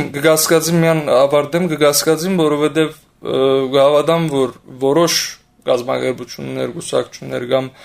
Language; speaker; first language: Armenian; early bilingual, heritage; Armenian